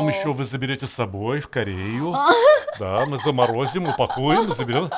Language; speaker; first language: Russian; native; Russian